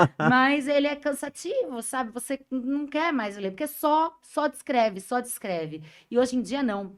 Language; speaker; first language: Portuguese; native; Portuguese